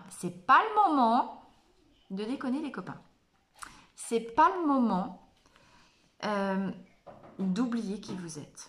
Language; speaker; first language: French; native; French